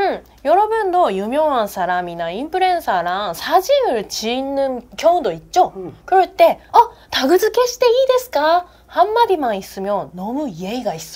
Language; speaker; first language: Korean; non-native, fluent; Japanese